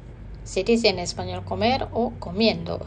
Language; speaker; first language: Spanish; non-native, fluent; Indonesian